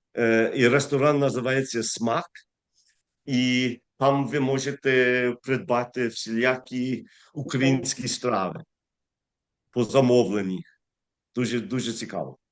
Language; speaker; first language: Ukrainian; early bilingual, heritage; English